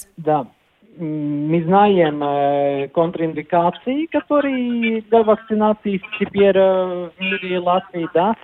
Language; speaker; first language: Russian; non-native, local second language; Latvian